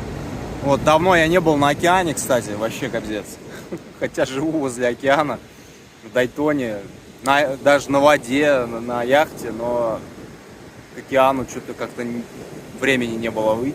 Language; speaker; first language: Russian; native; Russian